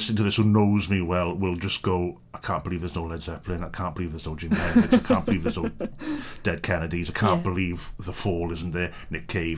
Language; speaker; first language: English; native; English